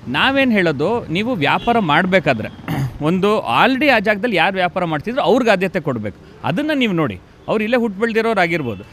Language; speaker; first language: Kannada; non-native, local second language; Telugu